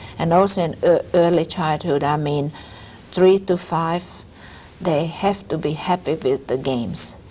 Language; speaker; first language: English; non-native, fluent; Hungarian